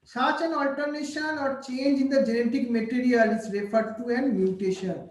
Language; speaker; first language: English; non-native, local second language; Bangla